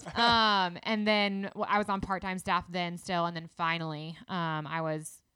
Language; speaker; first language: English; native; English